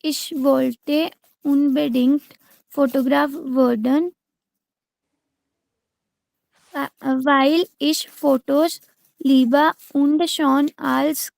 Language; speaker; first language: German; non-native, learner; Hindi